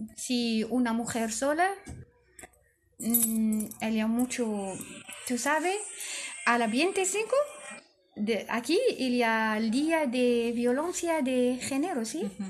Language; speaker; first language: Spanish; non-native, learner; Arabic